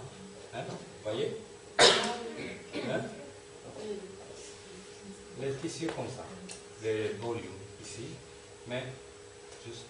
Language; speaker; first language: French; non-native, fluent; Turkish